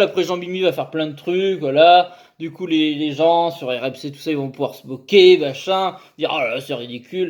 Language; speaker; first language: French; native; French